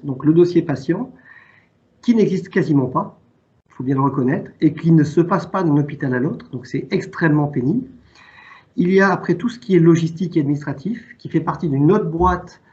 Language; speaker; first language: French; native; French